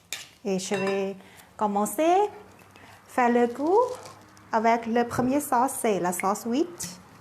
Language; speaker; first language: French; non-native, fluent; Thai